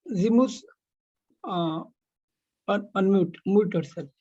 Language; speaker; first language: German; non-native, learner; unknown